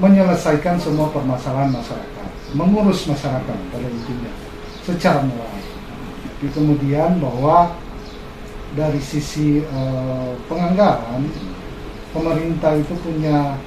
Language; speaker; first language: Indonesian; native; Indonesian